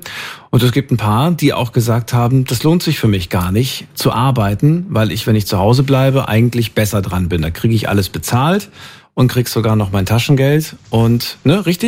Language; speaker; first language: German; native; German